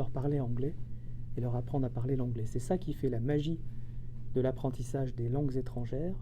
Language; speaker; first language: French; native; French